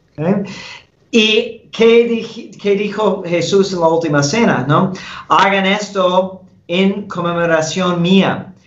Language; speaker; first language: Spanish; non-native, fluent; English